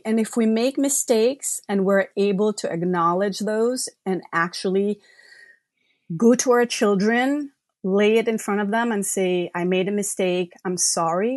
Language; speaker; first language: English; non-native, fluent; French